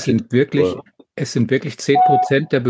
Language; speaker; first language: German; native; German